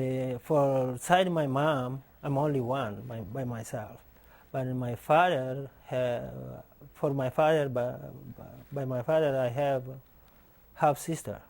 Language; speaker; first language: English; non-native, learner; Portuguese